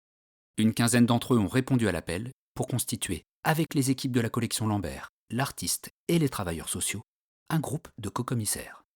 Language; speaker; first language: French; native; French